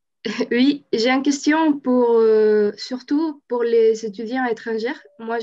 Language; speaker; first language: French; non-native, learner; Spanish